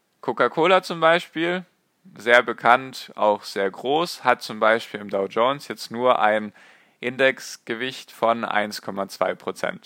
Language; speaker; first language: German; native; German